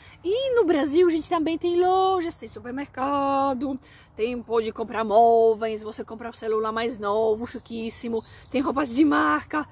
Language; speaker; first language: Portuguese; non-native, fluent; Polish